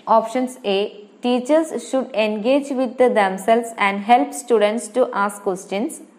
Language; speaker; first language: English; non-native, local second language; Malayalam